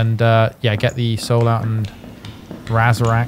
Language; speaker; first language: English; native; English